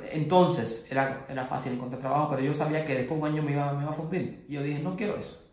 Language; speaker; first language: Spanish; native; Spanish